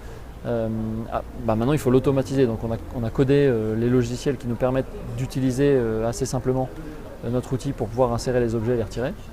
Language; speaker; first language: French; native; French